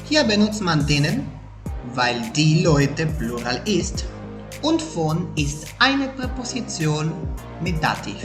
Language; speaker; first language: German; non-native, fluent; Spanish